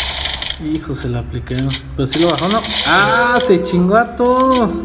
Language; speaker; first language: Spanish; native; Spanish